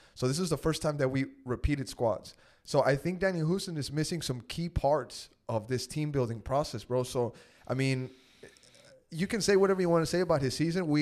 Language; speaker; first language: English; early bilingual, other home language; Spanish